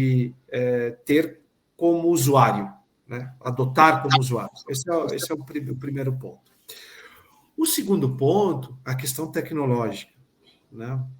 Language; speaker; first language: Portuguese; native; Portuguese